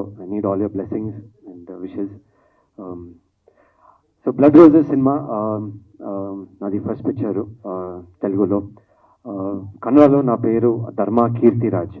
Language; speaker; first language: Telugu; non-native, learner; Kannada